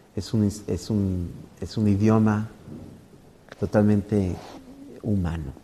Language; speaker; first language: Spanish; native; Spanish